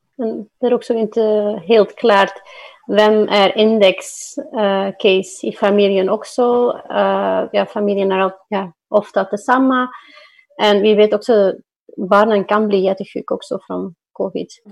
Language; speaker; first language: Swedish; non-native, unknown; Dutch